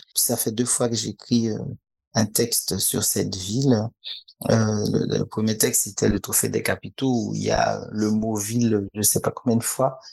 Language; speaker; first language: French; native; French